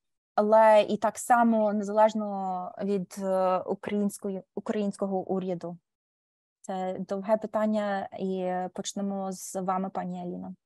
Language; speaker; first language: Ukrainian; early bilingual, heritage; Ukrainian